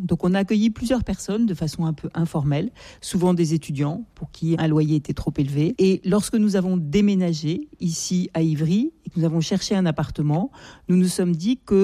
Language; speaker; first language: French; native; French